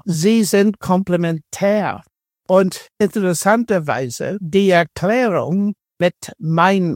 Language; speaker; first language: German; non-native, fluent; English